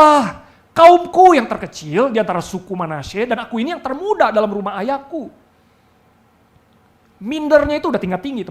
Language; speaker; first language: Indonesian; native; Indonesian